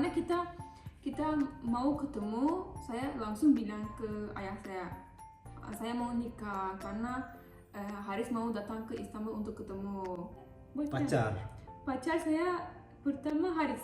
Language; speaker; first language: Indonesian; non-native, learner; Turkish